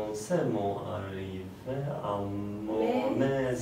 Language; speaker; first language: French; non-native, learner; Polish